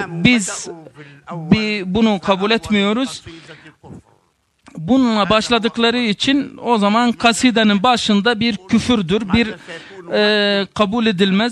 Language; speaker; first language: Turkish; non-native, fluent; Arabic